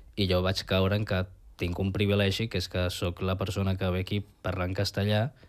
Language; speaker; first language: Catalan; early bilingual, other home language; Spanish